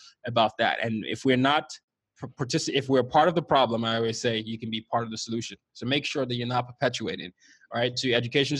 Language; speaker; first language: English; non-native, local second language; Yoruba